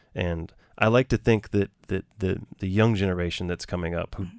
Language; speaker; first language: English; native; English